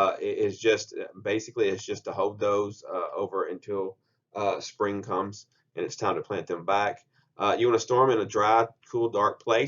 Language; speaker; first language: English; native; English